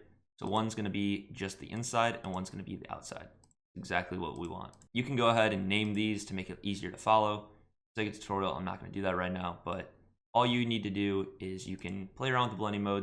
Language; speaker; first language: English; native; English